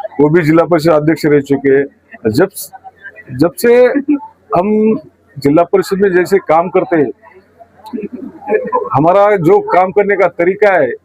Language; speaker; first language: Hindi; non-native, local second language; Marathi